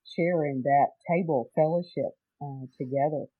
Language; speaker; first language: English; native; English